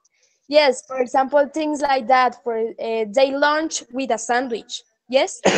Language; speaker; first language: English; non-native, learner; Spanish